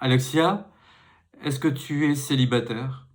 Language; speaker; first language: French; native; French